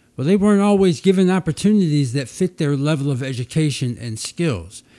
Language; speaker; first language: English; native; English